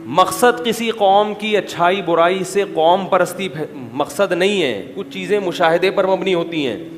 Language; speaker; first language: Urdu; native; Urdu